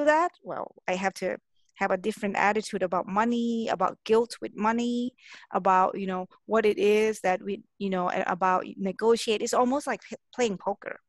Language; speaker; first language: English; non-native, fluent; Thai